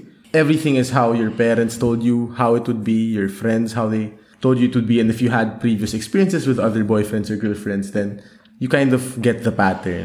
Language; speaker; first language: English; non-native, local second language; Filipino